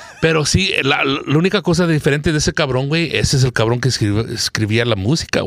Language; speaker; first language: Spanish; early bilingual, other home language; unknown